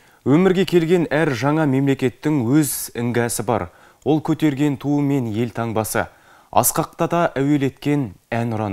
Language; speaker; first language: Kazakh; native; Kazakh